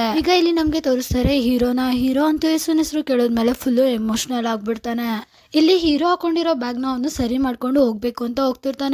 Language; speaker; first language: Kannada; native; Kannada